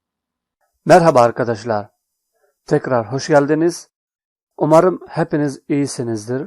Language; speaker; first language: Turkish; non-native, fluent; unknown